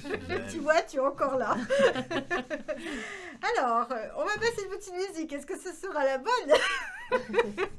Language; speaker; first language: French; native; French